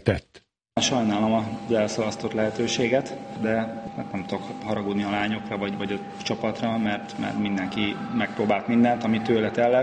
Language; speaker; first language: Hungarian; native; Hungarian